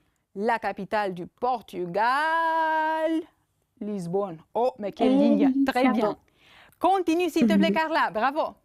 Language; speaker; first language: French; non-native, fluent; Romanian